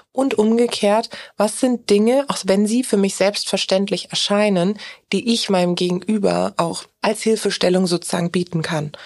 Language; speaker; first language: German; early bilingual, other home language; Turkish